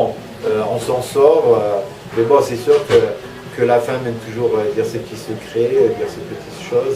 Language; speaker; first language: French; native; French